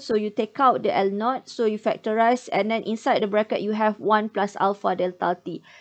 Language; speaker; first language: English; non-native, local second language; Malay